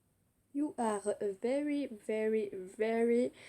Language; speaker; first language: English; non-native, learner; French